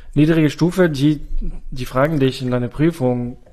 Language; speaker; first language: German; non-native, fluent; French